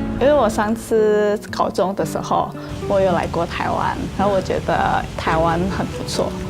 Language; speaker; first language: Chinese; early bilingual, heritage; Chinese